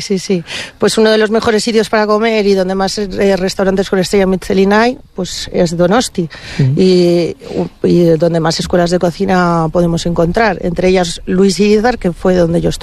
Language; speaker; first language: Spanish; native; Spanish